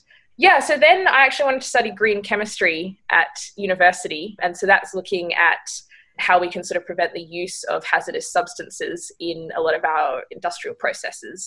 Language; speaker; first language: English; native; English